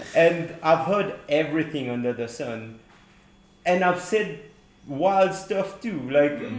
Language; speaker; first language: English; non-native, fluent; Morisyen